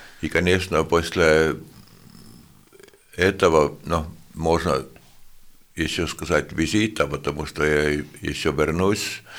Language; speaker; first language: Russian; non-native, fluent; Estonian